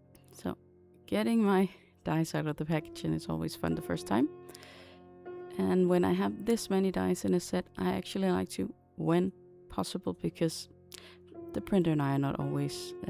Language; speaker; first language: English; non-native, fluent; Danish